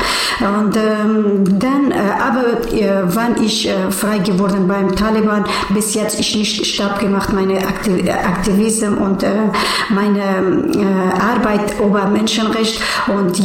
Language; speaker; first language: German; non-native, learner; Persian